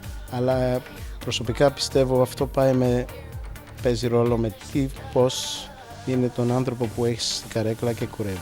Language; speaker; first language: Greek; early bilingual, heritage; Greek